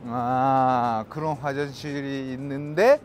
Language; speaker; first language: Korean; non-native, learner; Russian